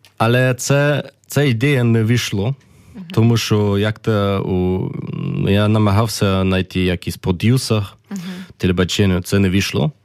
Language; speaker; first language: Ukrainian; early bilingual, heritage; German